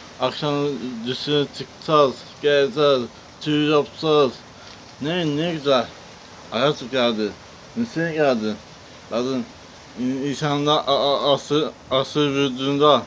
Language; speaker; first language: Turkish; non-native, learner; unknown